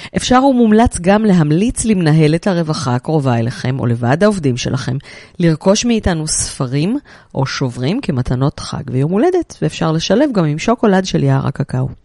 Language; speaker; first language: Hebrew; native; Hebrew